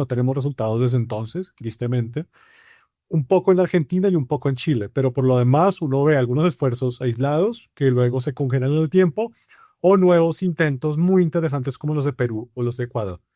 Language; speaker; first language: Spanish; native; Spanish